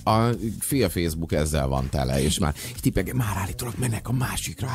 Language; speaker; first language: Hungarian; native; Hungarian